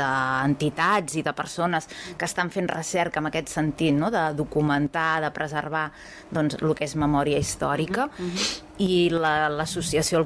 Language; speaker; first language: Catalan; native; Catalan